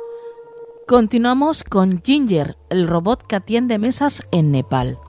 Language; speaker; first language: Spanish; native; Spanish